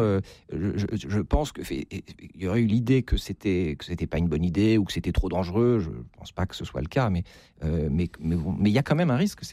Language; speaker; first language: French; native; French